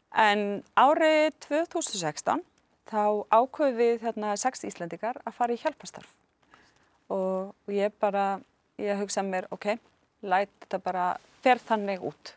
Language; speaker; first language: Icelandic; non-native, fluent; Arabic